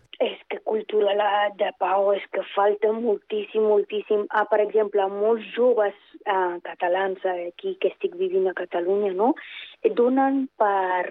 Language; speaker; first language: Catalan; non-native, fluent; Persian